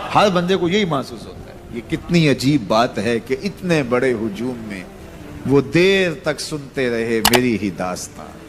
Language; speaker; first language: Urdu; non-native, local second language; Punjabi